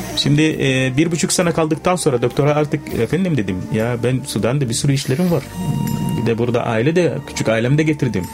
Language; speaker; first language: Turkish; non-native, fluent; Arabic